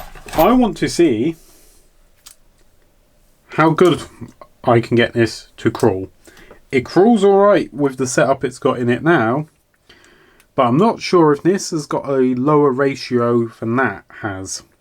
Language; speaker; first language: English; native; English